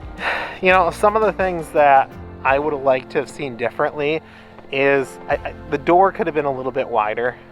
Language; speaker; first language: English; native; English